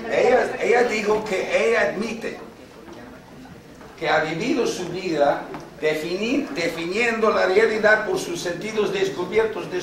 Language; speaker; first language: Spanish; non-native, fluent; English